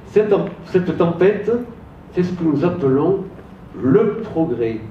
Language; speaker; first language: French; native; French